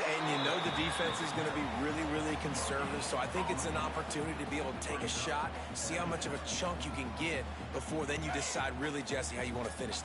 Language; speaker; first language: English; native; English